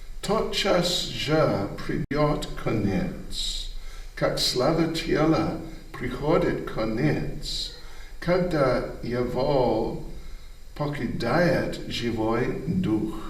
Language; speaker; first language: Russian; non-native, learner; English